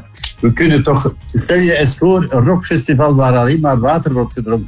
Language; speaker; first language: Dutch; native; Dutch